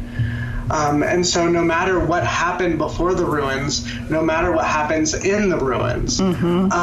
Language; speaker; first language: English; native; English